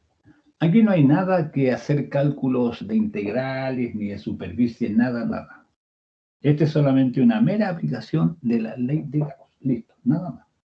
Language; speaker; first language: Spanish; native; Spanish